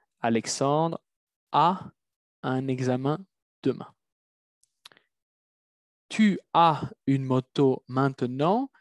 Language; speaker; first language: French; non-native, fluent; Spanish